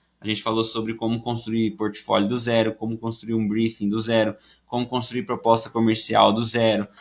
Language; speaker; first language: Portuguese; native; Portuguese